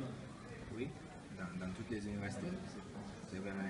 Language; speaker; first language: French; non-native, learner; Turkish